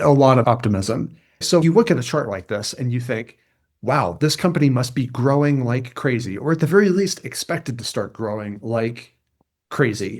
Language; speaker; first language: English; native; English